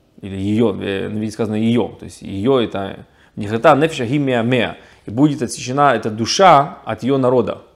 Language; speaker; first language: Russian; early bilingual, heritage; Russian